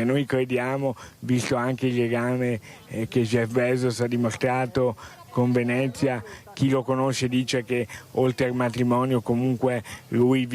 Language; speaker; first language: Italian; native; Italian